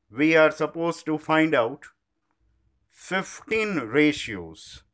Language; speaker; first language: English; non-native, local second language; Gujarati